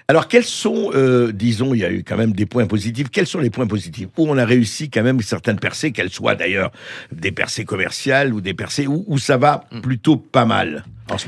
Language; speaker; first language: French; native; French